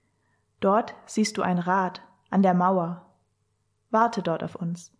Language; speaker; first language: German; native; German